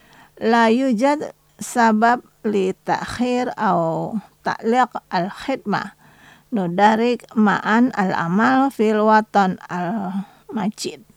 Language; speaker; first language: Arabic; non-native, fluent; Indonesian